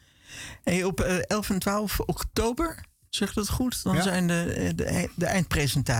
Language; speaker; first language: Dutch; native; Dutch